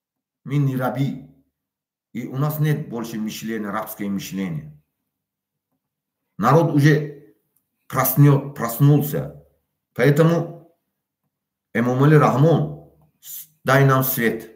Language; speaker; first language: Russian; non-native, local second language; Tajik